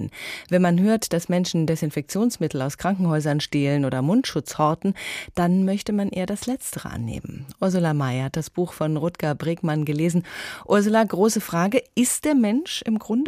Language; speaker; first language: German; native; German